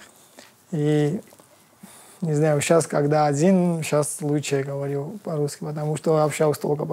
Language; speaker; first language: Russian; non-native, learner; Georgian